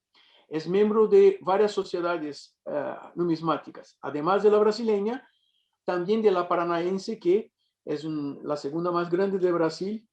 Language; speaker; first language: Spanish; non-native, fluent; Portuguese